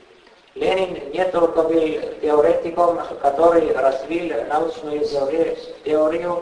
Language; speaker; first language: Russian; non-native, fluent; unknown